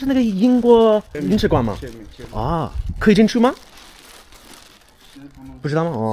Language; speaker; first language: Chinese; non-native, fluent; English